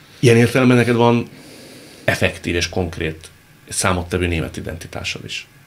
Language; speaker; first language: Hungarian; native; Hungarian